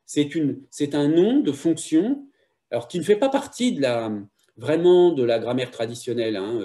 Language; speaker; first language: French; native; French